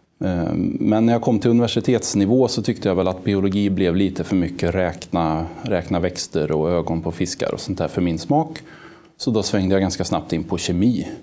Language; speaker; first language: Swedish; native; Swedish